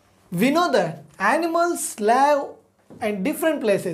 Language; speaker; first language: English; non-native, local second language; Telugu